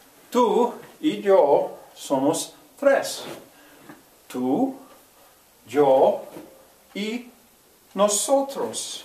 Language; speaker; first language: Spanish; non-native, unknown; English